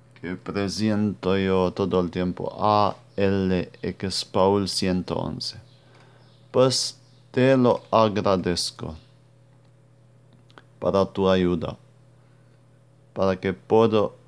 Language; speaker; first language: Spanish; non-native, fluent; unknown